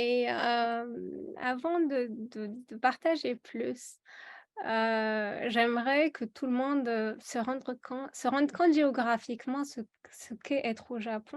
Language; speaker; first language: French; non-native, local second language; Arabic